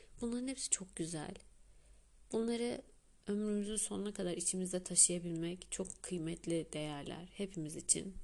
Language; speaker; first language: Turkish; native; Turkish